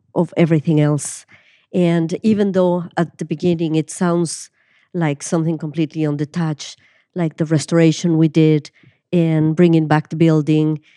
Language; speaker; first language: English; non-native, fluent; Spanish